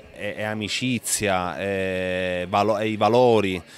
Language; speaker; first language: Italian; native; Italian